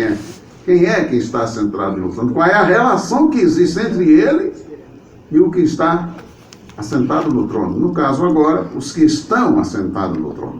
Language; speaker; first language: Portuguese; native; Portuguese